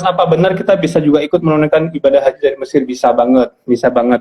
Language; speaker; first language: Indonesian; non-native, local second language; Javanese